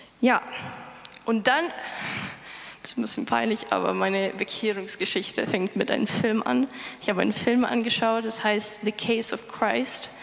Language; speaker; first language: German; non-native, fluent; Lithuanian